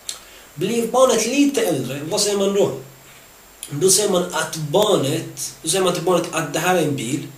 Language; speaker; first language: Swedish; early bilingual, other home language; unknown